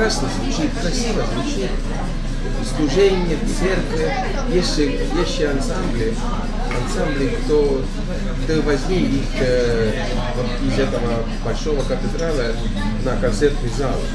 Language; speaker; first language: Russian; non-native, fluent; Estonian